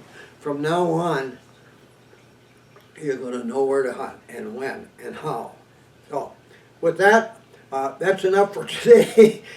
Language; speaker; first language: English; native; English